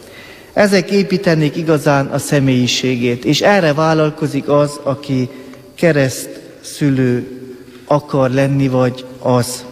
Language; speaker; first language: Hungarian; native; Hungarian